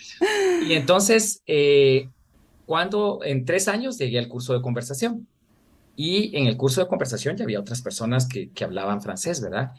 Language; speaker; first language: Spanish; native; Spanish